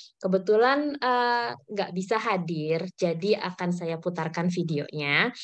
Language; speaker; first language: Indonesian; native; Indonesian